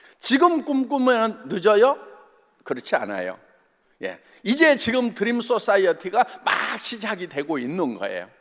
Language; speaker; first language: Korean; native; Korean